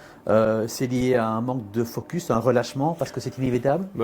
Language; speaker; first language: French; native; French